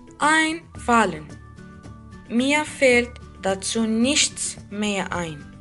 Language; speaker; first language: German; non-native, fluent; Arabic